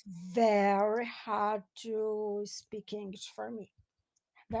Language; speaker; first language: English; non-native, learner; Portuguese